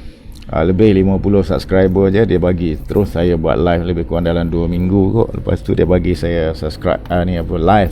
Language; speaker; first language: Malay; native; Malay